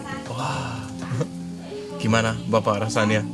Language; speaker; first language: Indonesian; non-native, learner; Danish